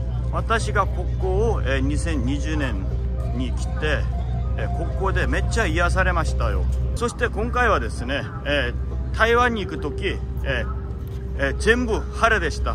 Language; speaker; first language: Japanese; non-native, fluent; Korean